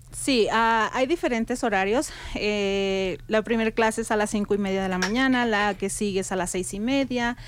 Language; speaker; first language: Spanish; native; Spanish